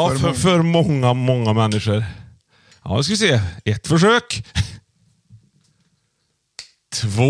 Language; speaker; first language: Swedish; native; Swedish